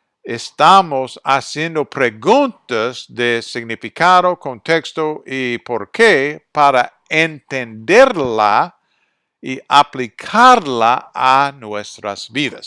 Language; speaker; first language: Spanish; non-native, fluent; English